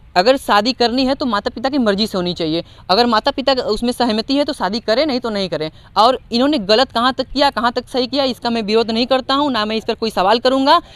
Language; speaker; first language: Hindi; native; Hindi